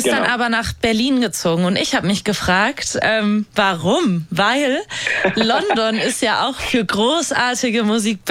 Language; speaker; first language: German; native; German